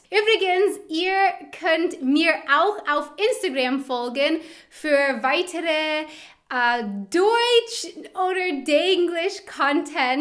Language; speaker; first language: German; non-native, fluent; English